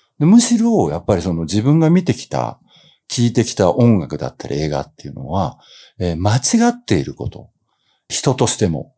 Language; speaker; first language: Japanese; native; Japanese